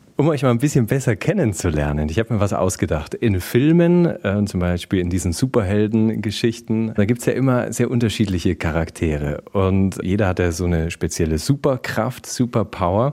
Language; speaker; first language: German; native; German